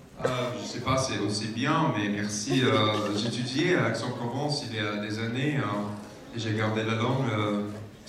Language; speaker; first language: French; non-native, fluent; English